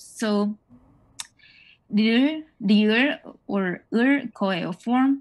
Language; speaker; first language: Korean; non-native, fluent; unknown